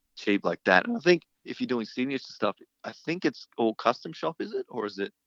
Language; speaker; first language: English; early bilingual, other home language; Hindi